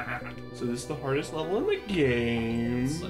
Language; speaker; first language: English; native; English